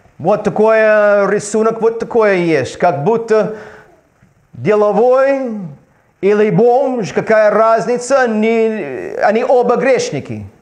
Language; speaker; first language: Russian; non-native, learner; English